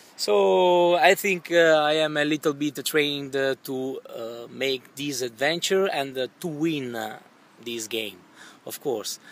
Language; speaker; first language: English; non-native, learner; Italian